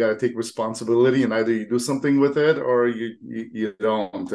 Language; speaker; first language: English; early bilingual, other home language; Armenian